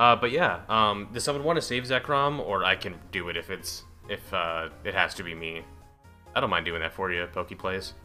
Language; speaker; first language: English; native; English